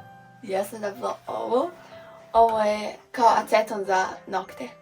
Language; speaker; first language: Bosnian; early bilingual, heritage; Serbian